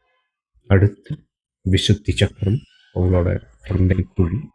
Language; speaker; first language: Tamil; native; Tamil